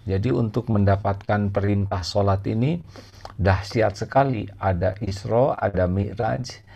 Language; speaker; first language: Indonesian; native; Indonesian